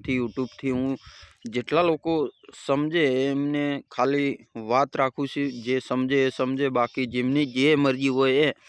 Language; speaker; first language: Gujarati; non-native, local second language; Bhili